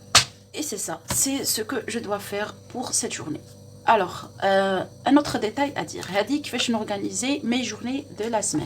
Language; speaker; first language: French; non-native, local second language; Arabic